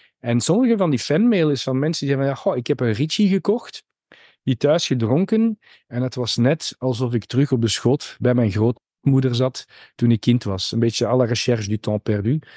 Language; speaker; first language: Dutch; native; Dutch